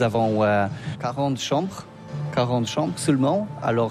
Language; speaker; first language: French; non-native, learner; Polish